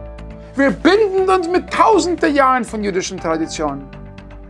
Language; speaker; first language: German; non-native, fluent; English